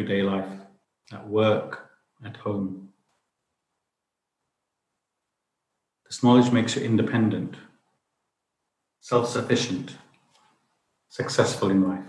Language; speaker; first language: English; native; English